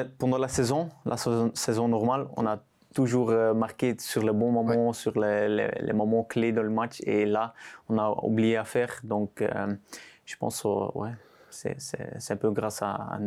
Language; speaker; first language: French; non-native, local second language; Dutch